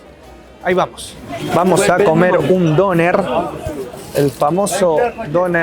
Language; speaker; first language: Spanish; native; Spanish